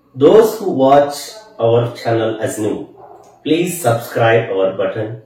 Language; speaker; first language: English; non-native, local second language; Kannada